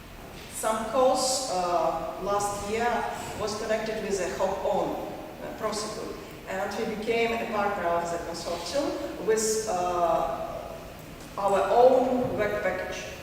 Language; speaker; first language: English; non-native, learner; Ukrainian